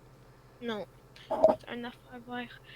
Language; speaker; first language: French; native; French